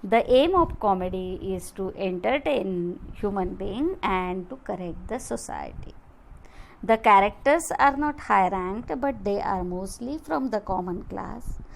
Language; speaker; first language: English; non-native, local second language; Marathi